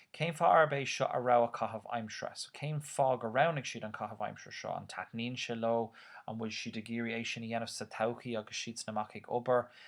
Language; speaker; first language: Irish; non-native, local second language; English